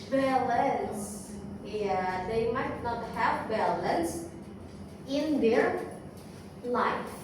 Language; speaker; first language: English; non-native, fluent; Indonesian